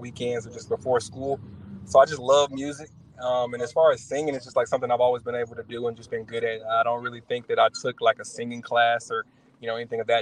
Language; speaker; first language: English; native; English